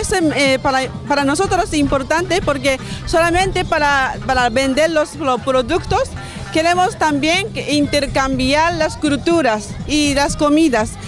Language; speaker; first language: Spanish; non-native, local second language; Japanese